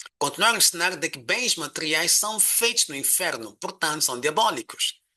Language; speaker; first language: Portuguese; non-native, local second language; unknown